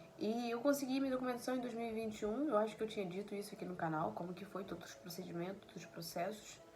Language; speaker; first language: Portuguese; native; Portuguese